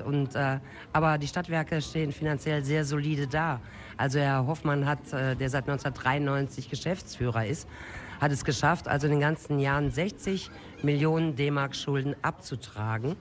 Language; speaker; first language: German; native; German